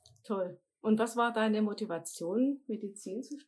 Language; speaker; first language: German; native; German